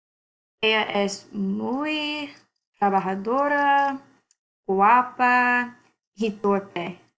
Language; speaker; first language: Spanish; non-native, learner; English